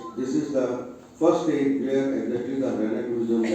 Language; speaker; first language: English; non-native, local second language; Hindi